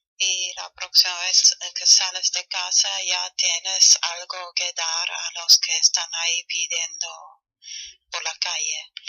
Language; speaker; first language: Spanish; non-native, fluent; German